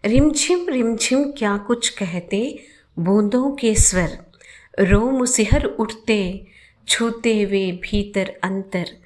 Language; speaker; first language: Hindi; non-native, local second language; Telugu